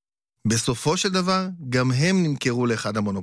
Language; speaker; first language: Hebrew; native; Hebrew